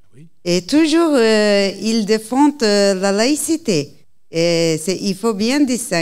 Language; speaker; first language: French; non-native, learner; Turkish